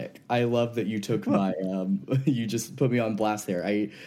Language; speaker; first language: English; native; English